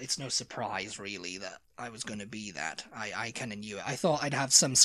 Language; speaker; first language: English; native; English